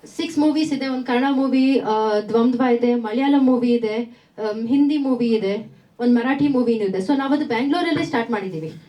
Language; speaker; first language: Kannada; non-native, local second language; Tamil